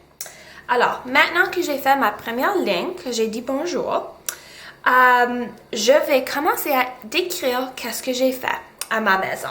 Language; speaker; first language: French; non-native, local second language; English